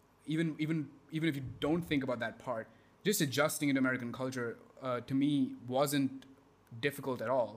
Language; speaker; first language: English; non-native, local second language; Hindi